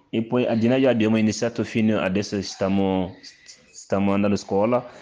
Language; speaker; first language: Italian; non-native, learner; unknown